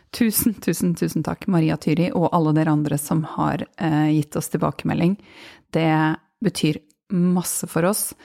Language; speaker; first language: Norwegian; native; Norwegian